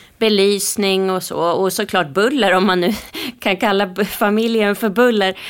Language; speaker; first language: Swedish; native; Swedish